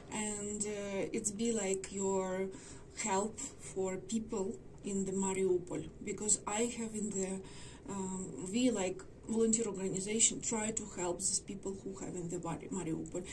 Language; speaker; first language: English; non-native, learner; Ukrainian